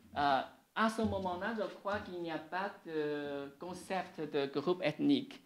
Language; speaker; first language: French; non-native, fluent; Chinese